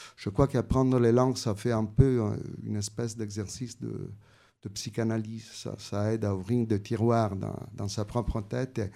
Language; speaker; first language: French; non-native, fluent; Italian